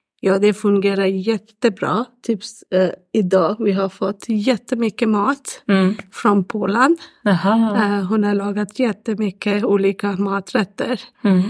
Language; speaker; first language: Swedish; non-native, learner; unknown